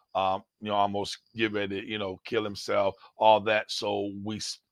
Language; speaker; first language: English; native; English